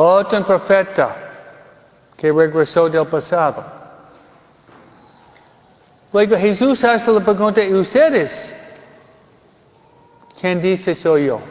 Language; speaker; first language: Spanish; non-native, fluent; French